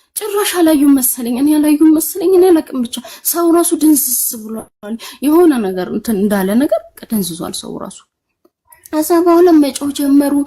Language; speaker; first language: Amharic; native; Amharic